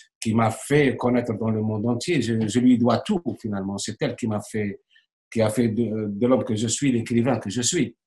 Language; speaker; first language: French; non-native, local second language; Arabic